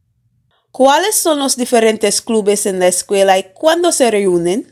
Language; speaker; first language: Spanish; non-native, fluent; English